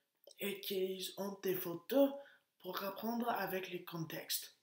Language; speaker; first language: French; non-native, learner; Spanish